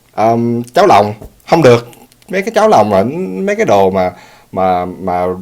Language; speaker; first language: Vietnamese; early bilingual, heritage; Vietnamese